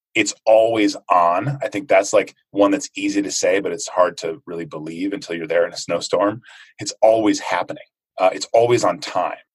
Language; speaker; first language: English; native; English